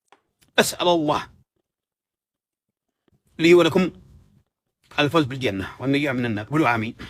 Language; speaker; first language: Arabic; native; Arabic